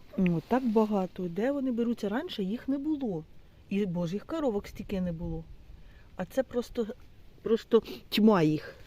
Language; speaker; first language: Ukrainian; native; Ukrainian